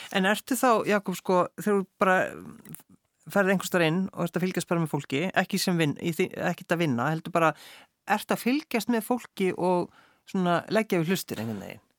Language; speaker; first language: Icelandic; native; Icelandic